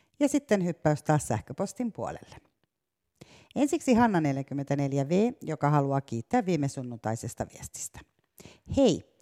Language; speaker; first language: Finnish; native; Finnish